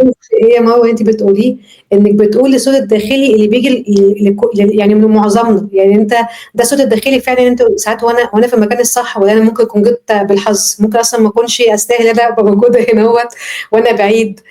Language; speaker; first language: Arabic; native; Arabic